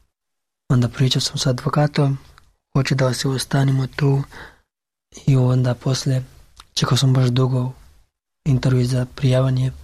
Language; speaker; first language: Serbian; non-native, learner; Pashto